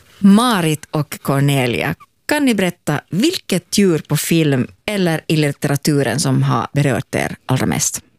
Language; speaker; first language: Swedish; native; Swedish